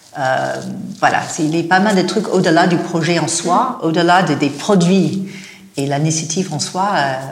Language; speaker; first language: French; non-native, fluent; English